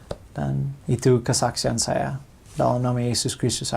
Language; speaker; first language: Indonesian; non-native, fluent; English